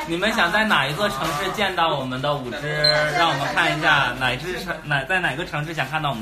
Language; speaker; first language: Chinese; native; Chinese